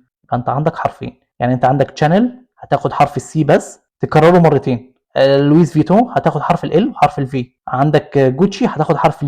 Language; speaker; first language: Arabic; native; Arabic